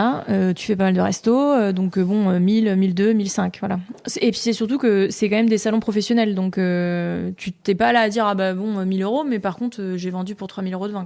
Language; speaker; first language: French; native; French